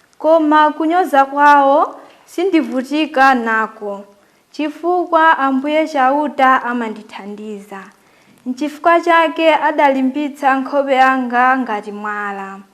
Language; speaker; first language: Nyanja; native; Nyanja